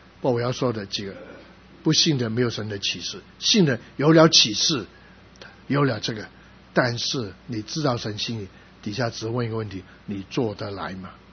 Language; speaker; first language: Chinese; non-native, local second language; Cantonese